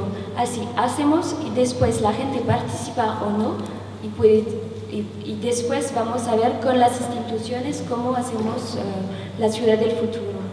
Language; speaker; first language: Spanish; non-native, learner; French